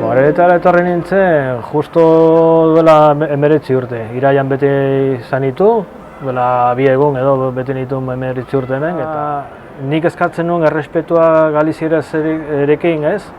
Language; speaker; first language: Basque; non-native, fluent; Galician